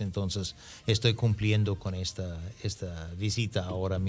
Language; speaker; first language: Spanish; non-native, fluent; English